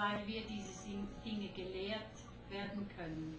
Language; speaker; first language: German; non-native, fluent; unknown